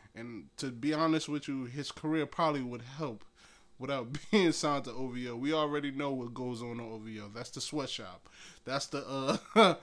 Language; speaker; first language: English; native; English